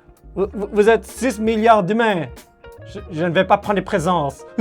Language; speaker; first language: French; native; French